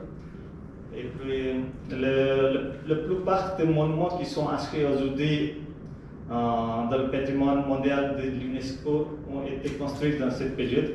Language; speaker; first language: French; non-native, fluent; Nepali